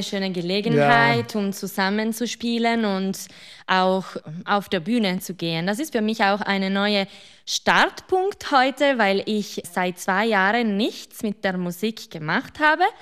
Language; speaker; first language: German; non-native, local second language; Italian